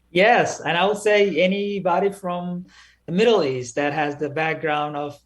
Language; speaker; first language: English; early bilingual, other home language; Somali